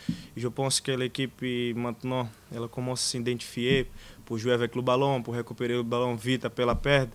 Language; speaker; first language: French; non-native, learner; Portuguese